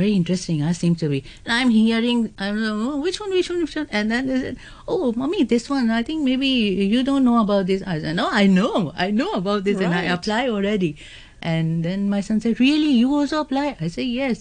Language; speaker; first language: English; non-native, local second language; Urdu